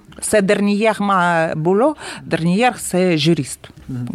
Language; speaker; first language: French; non-native, learner; Ukrainian